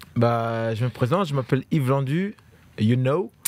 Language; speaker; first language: French; native; French